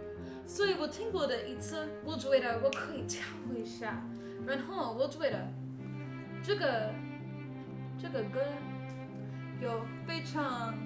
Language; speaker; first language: Chinese; non-native, learner; English